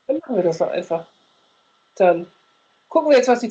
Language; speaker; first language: German; native; German